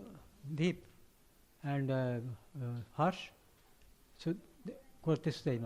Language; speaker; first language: Japanese; non-native, learner; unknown